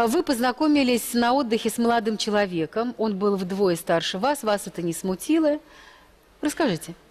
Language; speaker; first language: Russian; native; Russian